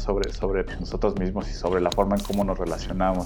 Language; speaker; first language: Spanish; native; Spanish